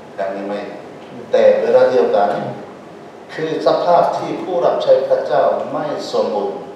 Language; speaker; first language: Thai; non-native, fluent; Korean